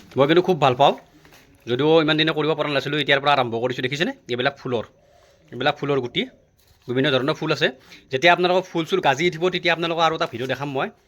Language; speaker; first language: Assamese; native; Assamese